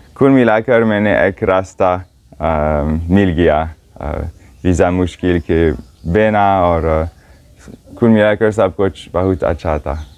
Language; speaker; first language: Hindi; non-native, learner; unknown